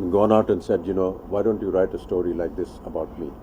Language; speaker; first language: English; non-native, local second language; Hindi